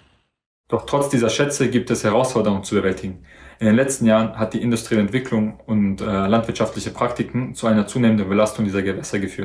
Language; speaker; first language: German; native; German